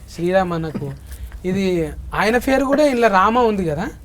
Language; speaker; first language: Telugu; native; Telugu